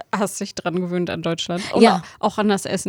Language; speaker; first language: German; native; German